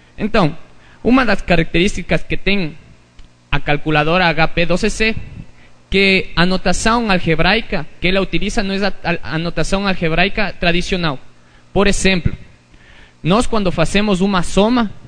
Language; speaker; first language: Portuguese; non-native, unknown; Spanish